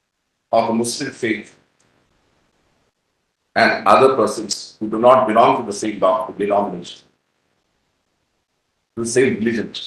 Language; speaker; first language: English; non-native, local second language; Hindi